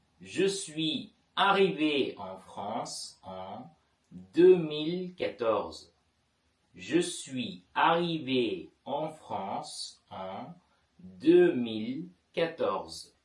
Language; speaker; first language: French; non-native, fluent; Tamil